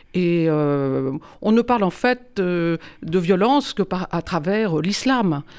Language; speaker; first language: French; native; French